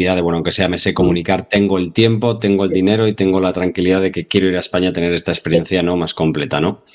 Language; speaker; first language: Spanish; native; Spanish